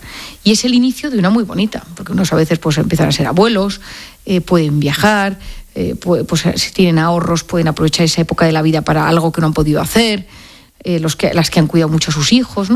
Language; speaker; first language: Spanish; native; Spanish